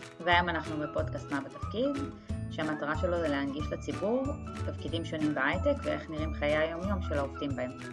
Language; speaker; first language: Hebrew; native; Hebrew